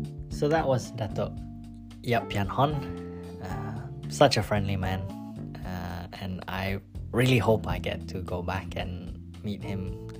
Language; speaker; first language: English; non-native, local second language; Malay